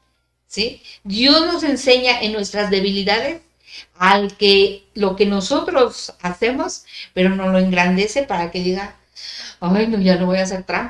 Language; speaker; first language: Spanish; native; Spanish